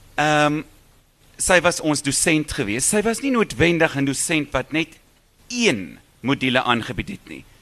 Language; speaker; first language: Afrikaans; native; Afrikaans